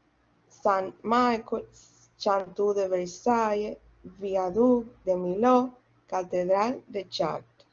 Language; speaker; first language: French; non-native, learner; Spanish